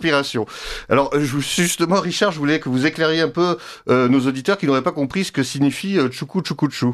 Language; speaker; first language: French; native; French